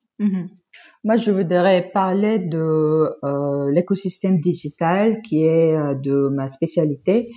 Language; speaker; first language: French; non-native, fluent; Korean